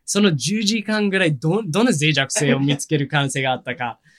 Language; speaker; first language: Japanese; non-native, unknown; English